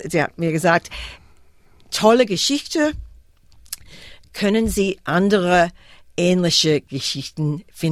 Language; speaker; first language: German; non-native, fluent; English